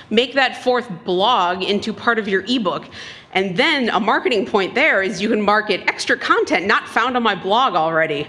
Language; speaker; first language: English; native; English